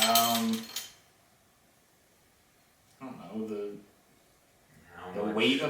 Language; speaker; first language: English; native; English